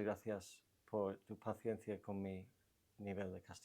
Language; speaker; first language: Spanish; non-native, fluent; English